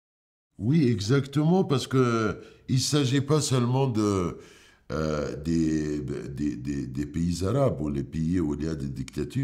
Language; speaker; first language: French; non-native, fluent; Arabic